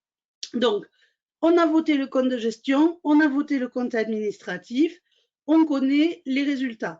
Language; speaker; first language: French; native; French